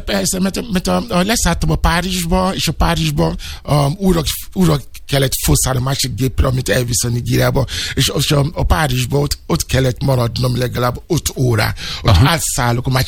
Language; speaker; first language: Hungarian; non-native, fluent; Yoruba